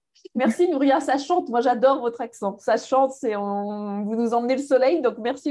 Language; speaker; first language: French; native; French